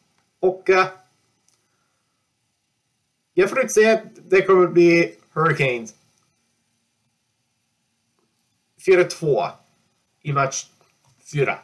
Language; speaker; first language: Swedish; non-native, learner; English